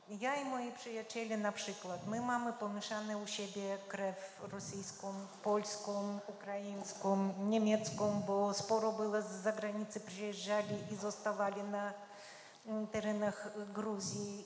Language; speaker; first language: Polish; non-native, fluent; Georgian